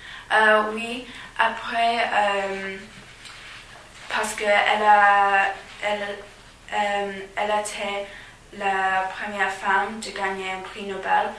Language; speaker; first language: French; non-native, fluent; English